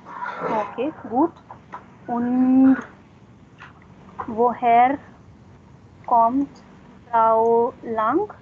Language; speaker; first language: German; non-native, fluent; Hindi